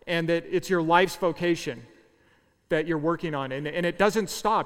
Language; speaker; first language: English; native; English